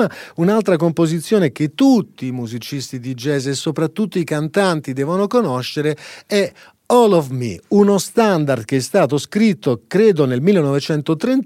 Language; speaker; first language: Italian; native; Italian